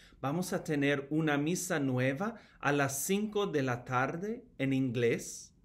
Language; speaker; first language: Spanish; non-native, fluent; English